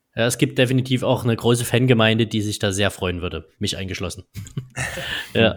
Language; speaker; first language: German; native; German